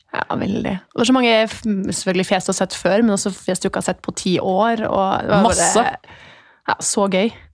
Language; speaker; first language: Norwegian; native; Norwegian